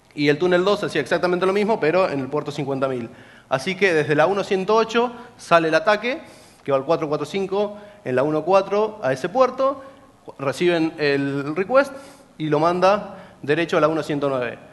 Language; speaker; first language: Spanish; native; Spanish